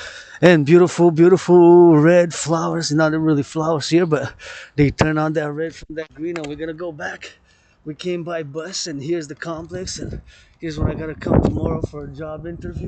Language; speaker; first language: English; non-native, local second language; French